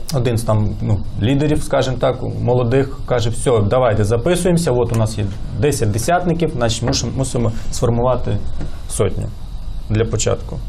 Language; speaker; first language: Ukrainian; native; Ukrainian